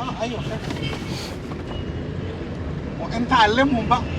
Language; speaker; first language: Arabic; native; Arabic